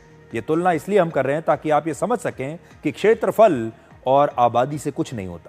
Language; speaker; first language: Hindi; native; Hindi